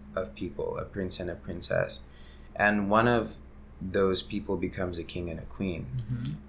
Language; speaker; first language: English; early bilingual, other home language; Hindi